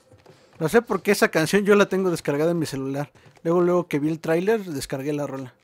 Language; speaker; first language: Spanish; native; Spanish